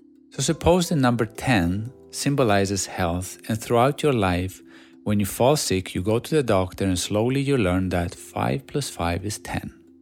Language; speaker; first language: English; non-native, fluent; Swedish